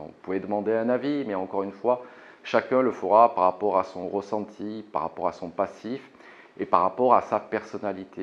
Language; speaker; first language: French; native; French